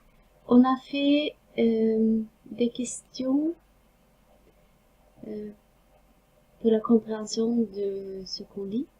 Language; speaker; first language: French; non-native, fluent; Norwegian